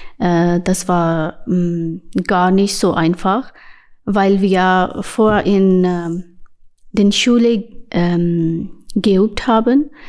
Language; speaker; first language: German; non-native, learner; Urdu